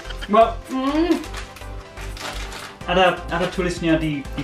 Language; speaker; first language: Indonesian; non-native, learner; English